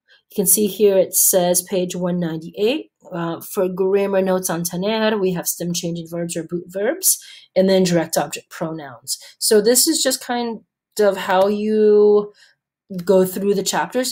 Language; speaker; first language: English; native; English